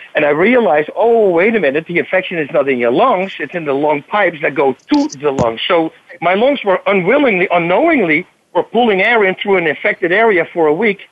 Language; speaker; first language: English; non-native, fluent; Dutch